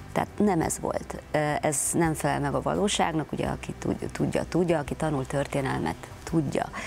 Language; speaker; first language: Hungarian; early bilingual, other home language; Czech